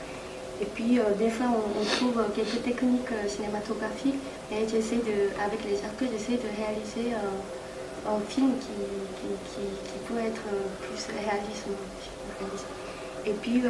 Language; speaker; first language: French; non-native, fluent; Korean